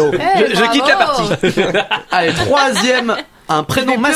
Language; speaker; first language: French; native; French